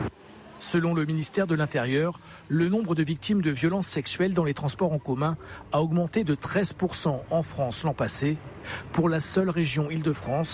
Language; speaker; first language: French; native; French